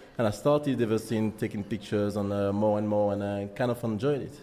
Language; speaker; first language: English; non-native, fluent; French